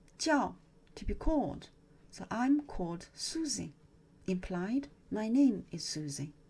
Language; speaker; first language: English; non-native, fluent; Chinese